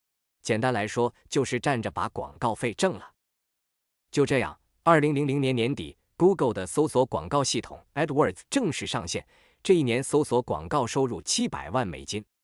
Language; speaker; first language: Chinese; native; Chinese